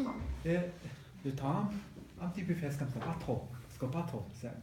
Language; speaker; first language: French; non-native, learner; Tibetan